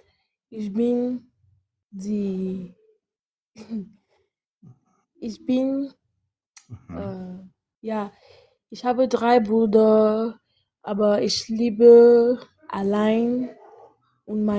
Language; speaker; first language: German; non-native, learner; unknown